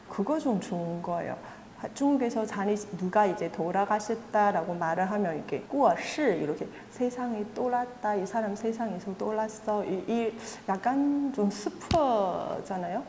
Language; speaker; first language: Korean; non-native, fluent; Chinese